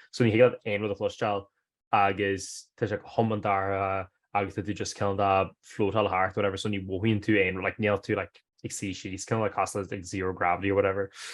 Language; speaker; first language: Irish; native; Irish